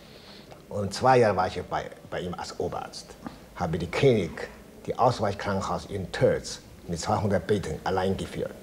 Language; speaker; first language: German; non-native, fluent; Chinese